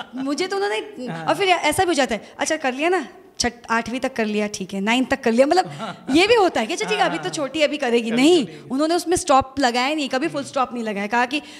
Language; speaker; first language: Hindi; native; Hindi